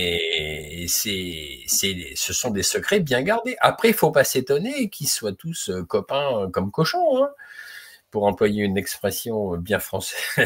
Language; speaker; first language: French; native; French